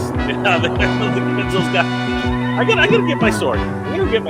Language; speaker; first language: English; native; English